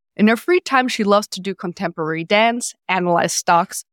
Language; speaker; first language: English; non-native, fluent; German